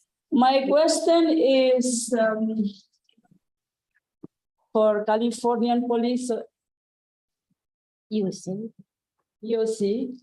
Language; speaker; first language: English; non-native, learner; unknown